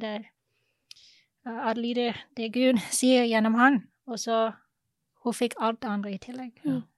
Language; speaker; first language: Norwegian; non-native, fluent; English